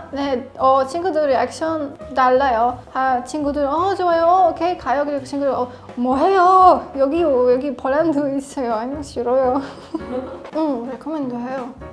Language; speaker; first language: Korean; non-native, learner; Polish